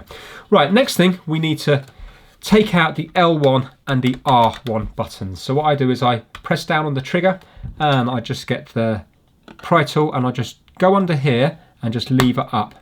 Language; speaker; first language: English; native; English